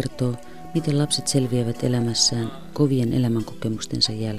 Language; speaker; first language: Finnish; native; Finnish